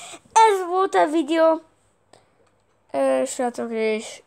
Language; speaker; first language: Hungarian; early bilingual, heritage; Hungarian